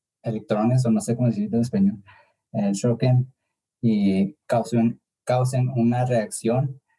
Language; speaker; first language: Spanish; early bilingual, heritage; English